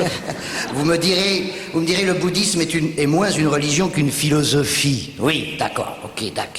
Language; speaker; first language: French; native; French